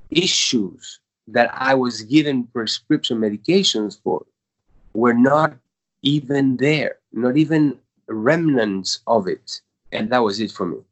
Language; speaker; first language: English; non-native, fluent; Spanish